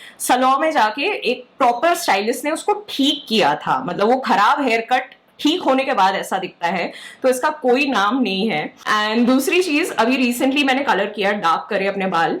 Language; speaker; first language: Hindi; native; Hindi